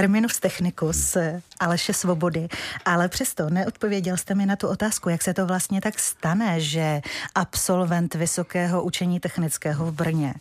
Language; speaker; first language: Czech; native; Czech